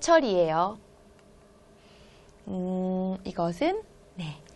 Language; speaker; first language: Korean; non-native, fluent; Hmong